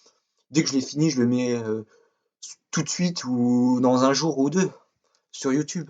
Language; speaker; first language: French; native; French